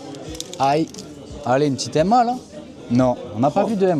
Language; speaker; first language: French; native; French